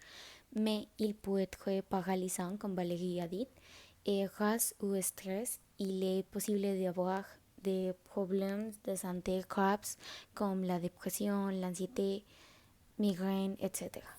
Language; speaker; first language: French; non-native, learner; Spanish